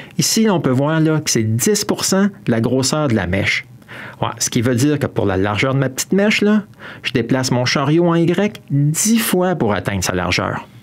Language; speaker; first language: French; native; French